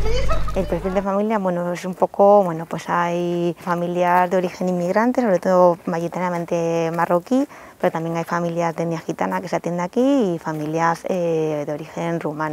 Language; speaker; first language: Spanish; native; Spanish